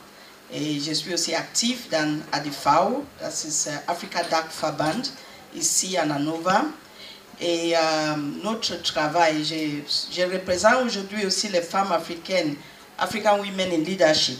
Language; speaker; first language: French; non-native, learner; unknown